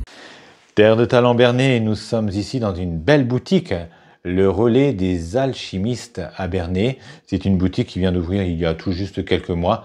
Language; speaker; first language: French; native; French